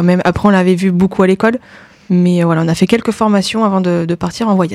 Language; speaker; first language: French; native; French